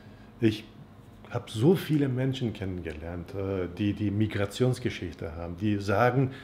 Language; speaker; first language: German; non-native, fluent; Turkish